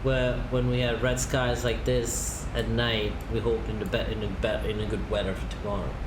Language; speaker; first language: English; non-native, fluent; Italian